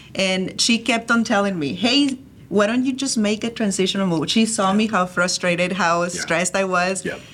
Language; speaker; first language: English; early bilingual, other home language; Spanish